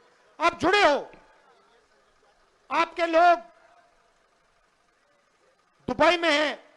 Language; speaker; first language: Hindi; native; Hindi